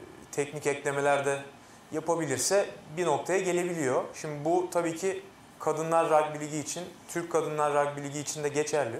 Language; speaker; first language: Turkish; native; Turkish